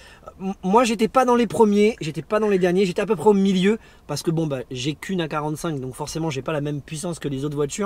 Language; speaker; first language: French; native; French